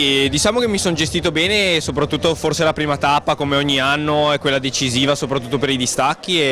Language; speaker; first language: Italian; native; Italian